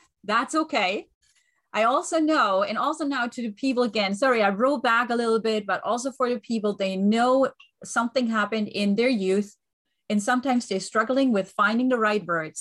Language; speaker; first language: English; non-native, fluent; German